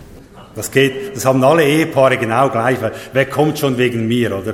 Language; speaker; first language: German; native; German